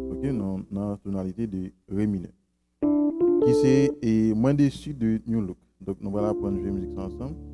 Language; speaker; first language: French; non-native, local second language; Haitian Creole